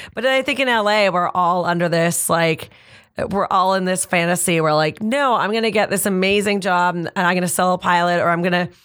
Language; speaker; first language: English; native; English